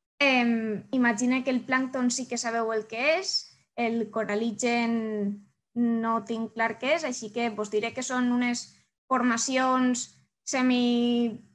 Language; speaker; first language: Catalan; native; Catalan